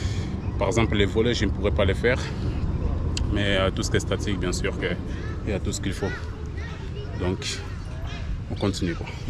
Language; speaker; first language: French; native; French